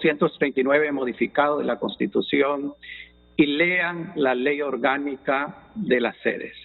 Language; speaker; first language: Spanish; native; Spanish